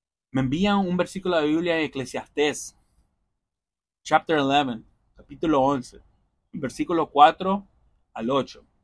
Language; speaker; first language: Spanish; early bilingual, heritage; Spanish